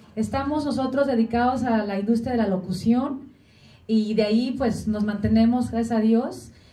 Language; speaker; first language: Spanish; early bilingual, heritage; Spanish